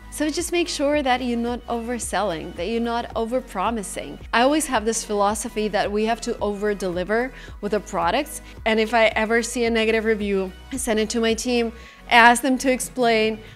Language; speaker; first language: English; non-native, fluent; Russian